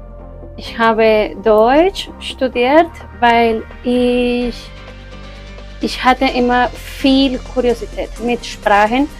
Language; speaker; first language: German; non-native, fluent; Spanish